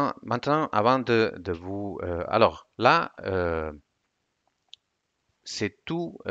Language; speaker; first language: French; non-native, fluent; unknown